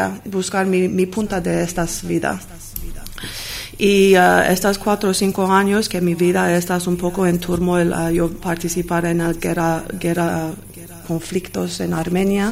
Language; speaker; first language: Spanish; non-native, learner; Armenian